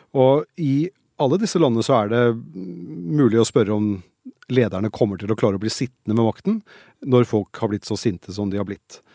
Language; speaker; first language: Norwegian; native; Norwegian